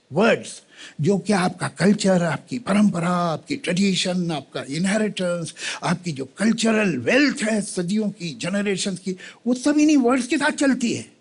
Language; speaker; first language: Hindi; native; Hindi